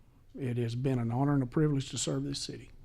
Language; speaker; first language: English; native; English